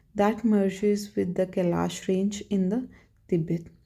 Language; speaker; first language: English; non-native, local second language; Punjabi